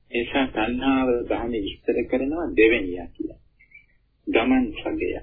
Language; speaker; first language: Sinhala; native; Sinhala